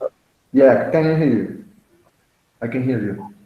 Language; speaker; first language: English; non-native, learner; Spanish